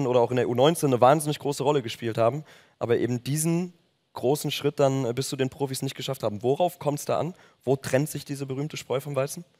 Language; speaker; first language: German; native; German